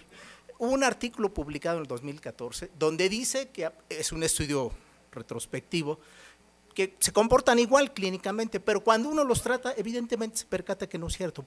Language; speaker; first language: Spanish; native; Spanish